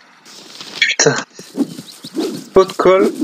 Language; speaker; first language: French; native; French